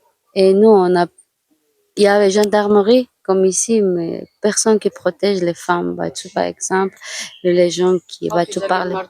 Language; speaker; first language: French; non-native, fluent; Georgian